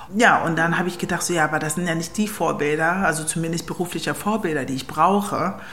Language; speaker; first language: German; early bilingual, other home language; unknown